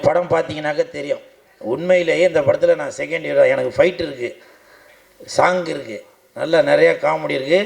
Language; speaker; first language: Tamil; native; Tamil